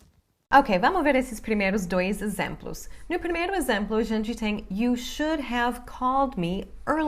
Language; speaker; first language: Portuguese; non-native, fluent; English